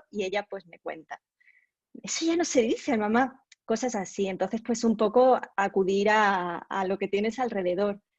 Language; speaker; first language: Spanish; native; Spanish